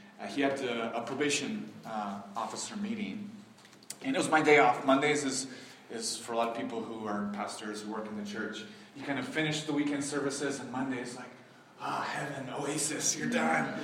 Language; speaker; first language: English; early bilingual, heritage; English